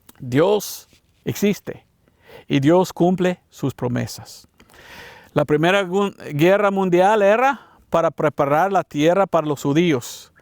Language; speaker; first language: Spanish; non-native, learner; English